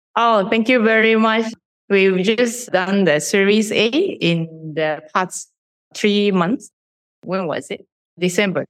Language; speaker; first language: English; non-native, fluent; Japanese